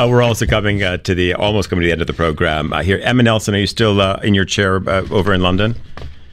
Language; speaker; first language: English; native; English